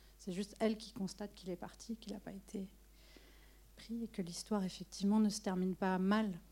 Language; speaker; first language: French; native; French